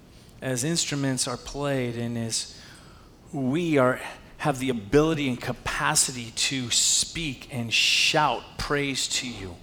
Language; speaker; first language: English; native; English